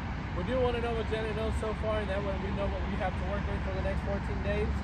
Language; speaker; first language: English; native; English